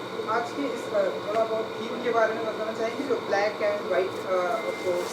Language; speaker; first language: Hindi; native; Hindi